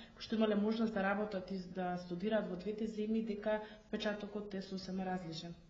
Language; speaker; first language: Macedonian; non-native, fluent; English